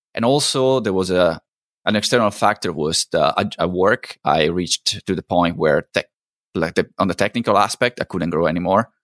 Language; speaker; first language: English; non-native, fluent; Italian